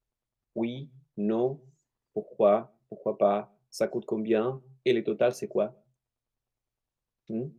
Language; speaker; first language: French; non-native, fluent; Spanish